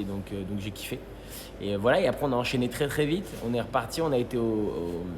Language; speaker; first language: French; native; French